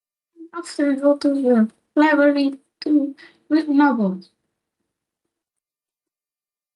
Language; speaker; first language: English; non-native, learner; Vietnamese